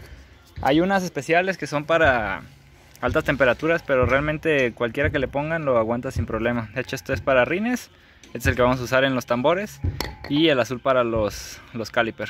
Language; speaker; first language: Spanish; native; Spanish